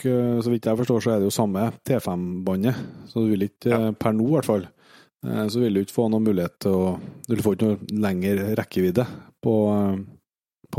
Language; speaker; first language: Norwegian; native; Norwegian